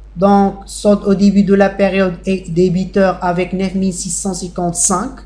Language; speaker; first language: French; non-native, local second language; Arabic